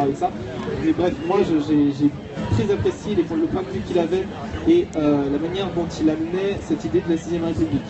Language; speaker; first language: French; native; French